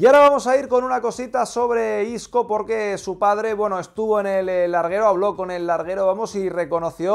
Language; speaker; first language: Spanish; native; Spanish